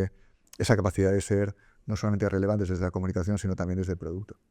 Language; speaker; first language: Spanish; native; Spanish